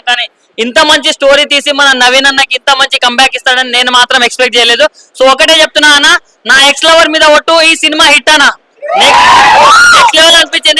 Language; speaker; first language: Telugu; native; Telugu